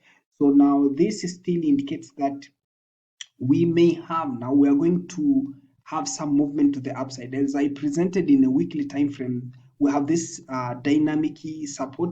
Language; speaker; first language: English; non-native, local second language; Swahili